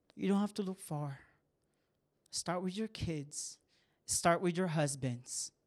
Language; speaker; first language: English; non-native, local second language; Filipino